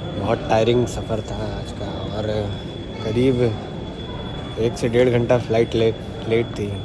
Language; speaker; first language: Hindi; native; Hindi